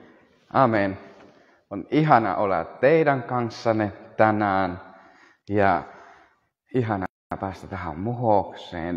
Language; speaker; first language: Finnish; non-native, fluent; Spanish